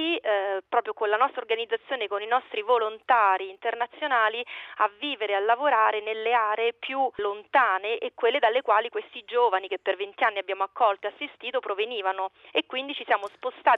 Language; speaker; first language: Italian; native; Italian